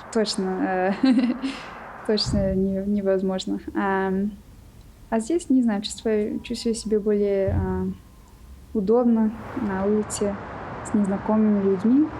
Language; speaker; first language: Russian; non-native, fluent; English